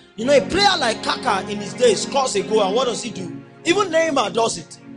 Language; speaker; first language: English; non-native, local second language; Yoruba